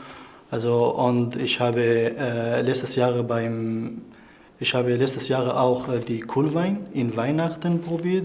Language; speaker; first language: German; non-native, learner; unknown